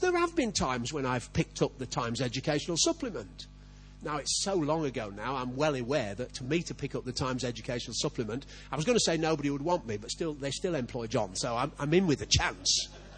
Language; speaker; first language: English; native; English